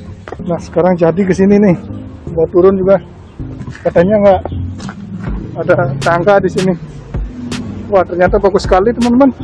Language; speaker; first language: Indonesian; non-native, local second language; Balinese